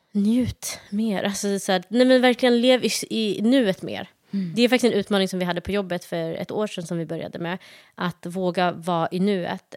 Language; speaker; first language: Swedish; early bilingual, other home language; Somali